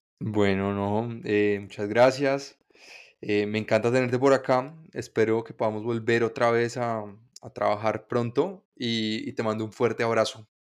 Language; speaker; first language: Spanish; native; Spanish